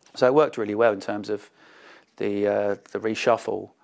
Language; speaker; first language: English; native; English